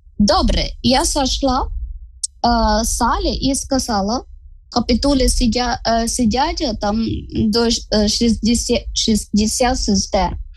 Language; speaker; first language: Ukrainian; non-native, fluent; Malayalam